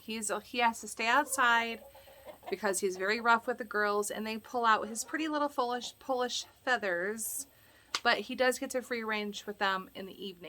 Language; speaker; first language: English; native; English